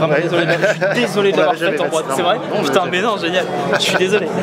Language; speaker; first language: French; native; French